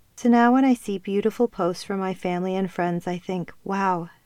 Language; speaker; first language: English; native; English